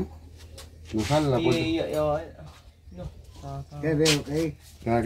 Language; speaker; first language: Spanish; native; Spanish